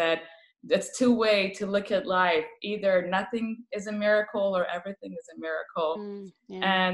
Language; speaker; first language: English; non-native, fluent; Persian